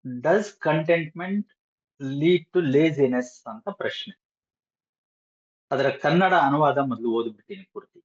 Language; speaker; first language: Kannada; native; Kannada